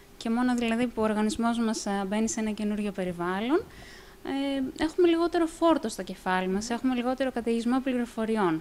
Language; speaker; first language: Greek; native; Greek